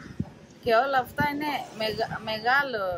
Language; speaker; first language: Greek; non-native, fluent; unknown